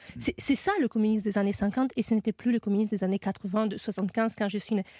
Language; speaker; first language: French; non-native, fluent; Romanian